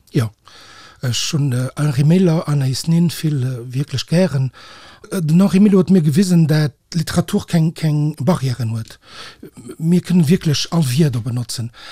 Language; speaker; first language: Luxembourgish; early bilingual, other home language; Portuguese